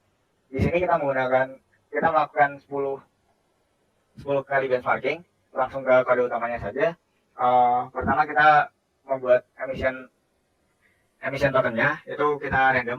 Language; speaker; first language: Indonesian; native; Indonesian